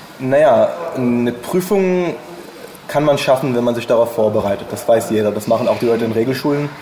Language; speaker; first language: German; non-native, fluent; English